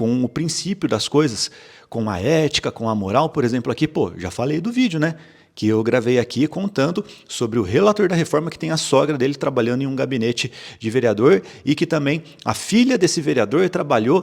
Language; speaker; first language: Portuguese; native; Portuguese